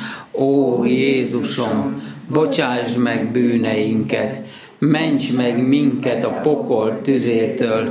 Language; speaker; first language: Hungarian; native; Hungarian